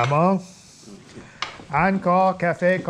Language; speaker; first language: Vietnamese; non-native, learner; English